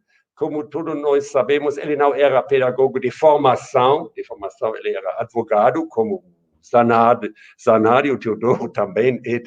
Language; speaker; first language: Portuguese; non-native, fluent; German